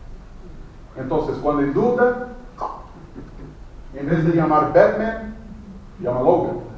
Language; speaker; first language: Spanish; non-native, fluent; Portuguese